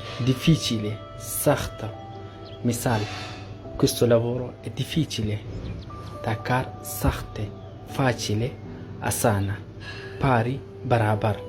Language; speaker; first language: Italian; non-native, fluent; Pashto